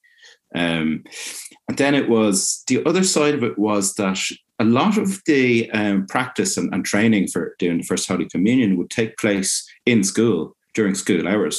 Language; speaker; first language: English; native; English